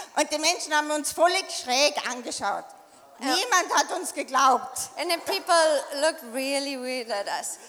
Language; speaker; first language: German; native; German